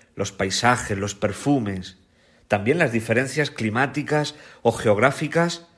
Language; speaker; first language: Spanish; native; Spanish